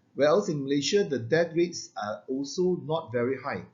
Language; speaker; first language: English; non-native, local second language; Malay